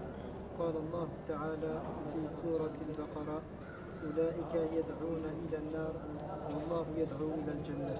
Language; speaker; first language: Arabic; non-native, learner; French